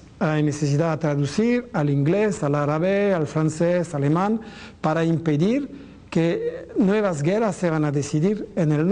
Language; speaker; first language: Spanish; non-native, fluent; French